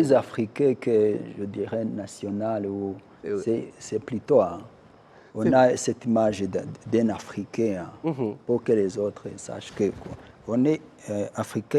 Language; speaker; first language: French; non-native, local second language; Kinyarwanda